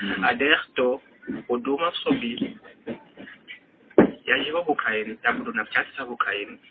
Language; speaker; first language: Ukrainian; non-native, fluent; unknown